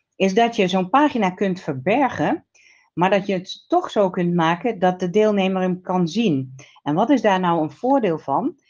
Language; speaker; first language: Dutch; native; Dutch